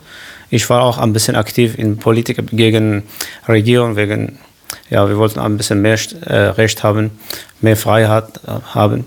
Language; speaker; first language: German; non-native, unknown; Kurdish